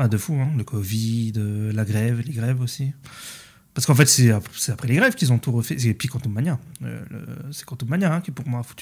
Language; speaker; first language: French; native; French